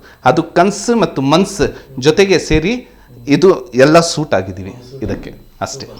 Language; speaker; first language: Kannada; non-native, local second language; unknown